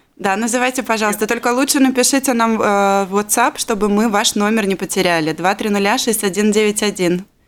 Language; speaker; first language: Russian; native; Russian